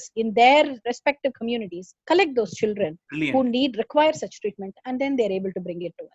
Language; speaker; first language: English; non-native, local second language; Tamil